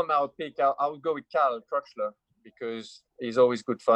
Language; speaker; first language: English; non-native, fluent; French